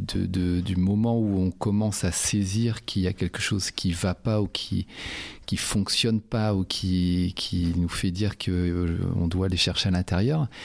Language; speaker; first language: French; native; French